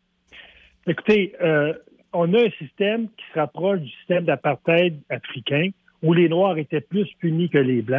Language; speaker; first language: French; native; French